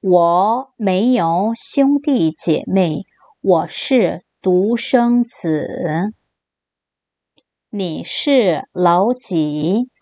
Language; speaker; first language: Chinese; non-native, fluent; Korean